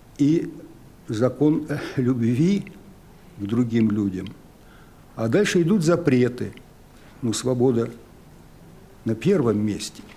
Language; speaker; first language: Russian; native; Russian